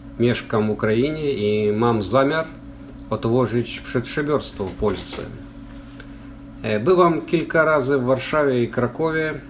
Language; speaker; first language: Polish; non-native, learner; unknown